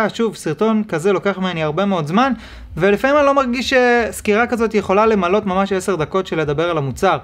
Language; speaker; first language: Hebrew; native; Hebrew